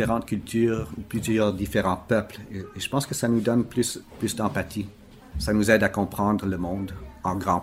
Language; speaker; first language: French; native; French